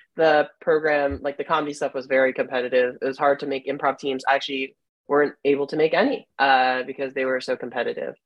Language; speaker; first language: English; native; English